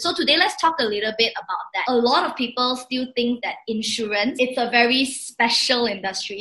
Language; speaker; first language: English; non-native, local second language; Chinese